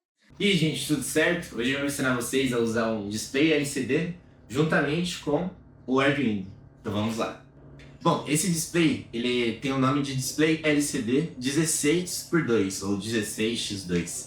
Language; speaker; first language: Portuguese; native; Portuguese